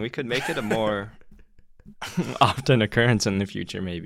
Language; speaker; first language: English; early bilingual, other home language; Chinese